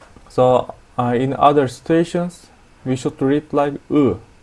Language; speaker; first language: English; non-native, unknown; Turkish